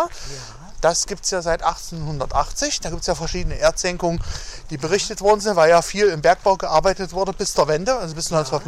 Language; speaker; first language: German; native; German